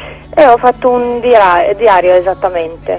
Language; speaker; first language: Italian; non-native, fluent; Croatian